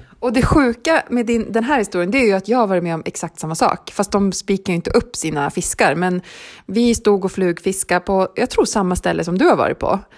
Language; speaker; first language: Swedish; native; Swedish